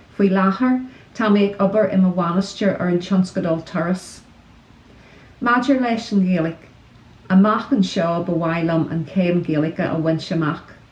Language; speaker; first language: Irish; non-native, local second language; English